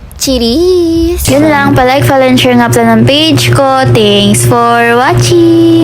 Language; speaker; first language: Filipino; native; Filipino